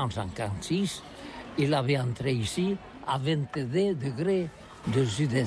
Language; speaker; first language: French; non-native, learner; Catalan